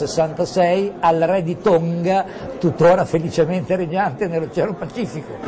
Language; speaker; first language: Italian; native; Italian